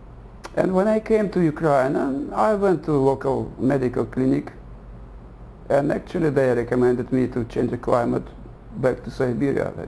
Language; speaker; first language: English; non-native, fluent; Russian